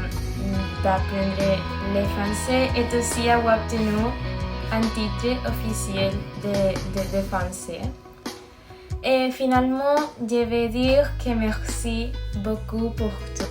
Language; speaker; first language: French; non-native, learner; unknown